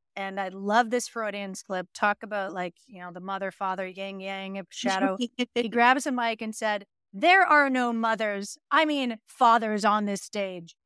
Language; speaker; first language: English; native; English